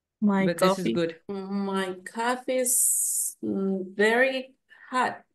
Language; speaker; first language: English; non-native, learner; Spanish